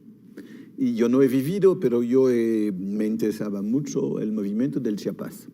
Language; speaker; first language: Spanish; non-native, fluent; French